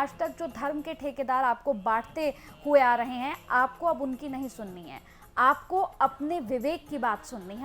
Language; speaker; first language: Hindi; native; Hindi